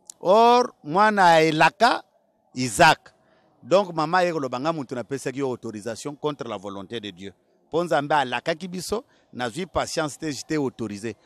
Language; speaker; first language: Lingala; non-native, local second language; Luba-Lulua